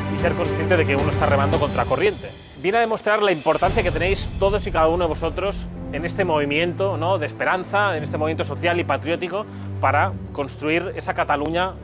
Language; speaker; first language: Spanish; native; Spanish